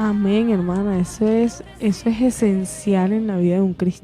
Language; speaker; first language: Spanish; native; Spanish